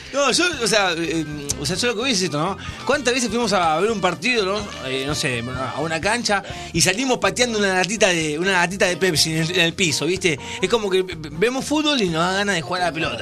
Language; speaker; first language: Spanish; native; Spanish